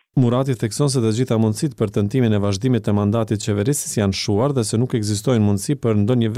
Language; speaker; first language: Albanian; native; Albanian